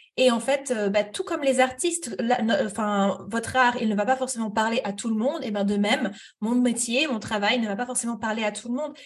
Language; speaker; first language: French; native; French